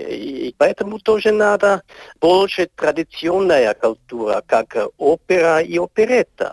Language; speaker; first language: Russian; non-native, learner; Swiss German